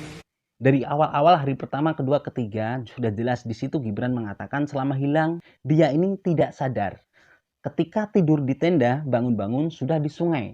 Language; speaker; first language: Indonesian; native; Indonesian